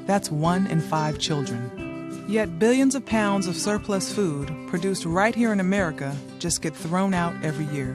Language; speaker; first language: English; native; English